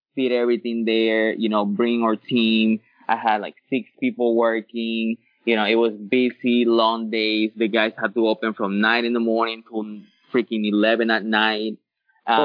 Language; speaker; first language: English; early bilingual, other home language; Spanish